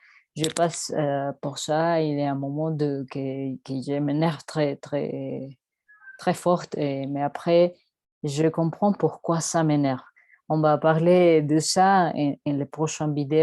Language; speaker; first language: French; non-native, learner; Spanish